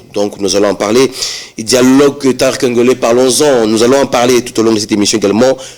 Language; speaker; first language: French; non-native, local second language; Lingala